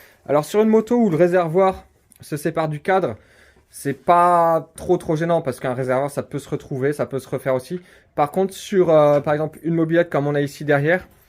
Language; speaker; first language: French; native; French